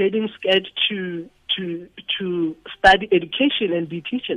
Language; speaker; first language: English; non-native, local second language; Tswana